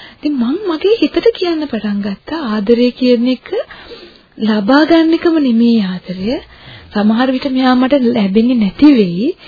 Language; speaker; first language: Sinhala; non-native, local second language; Tamil